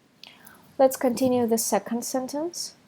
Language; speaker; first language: English; non-native, fluent; Russian